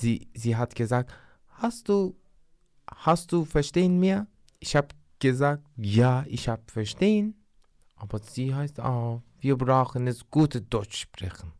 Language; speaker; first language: German; non-native, learner; Turkish